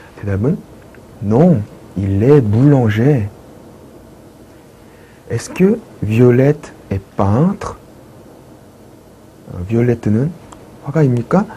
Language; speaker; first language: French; non-native, fluent; Korean